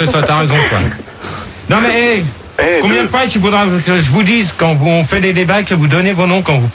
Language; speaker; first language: French; native; French